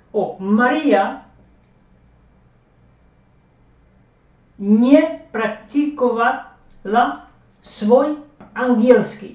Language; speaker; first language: Russian; non-native, fluent; Slovak